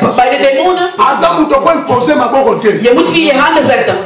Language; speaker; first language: Dutch; non-native, learner; Lingala